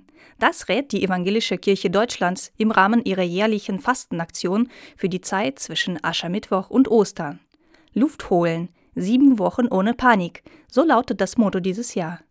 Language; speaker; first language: German; native; German